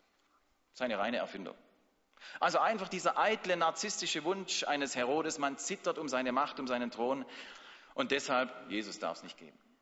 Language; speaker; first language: German; native; German